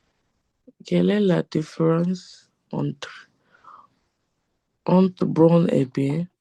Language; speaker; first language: French; non-native, learner; English